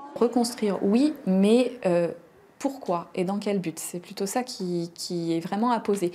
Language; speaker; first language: French; native; French